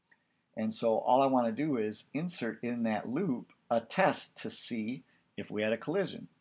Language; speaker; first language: English; native; English